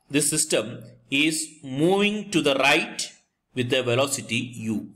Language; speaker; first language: English; non-native, local second language; Malayalam